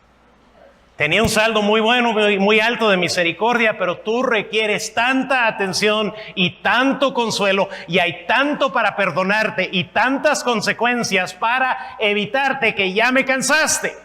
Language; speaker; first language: Spanish; non-native, fluent; English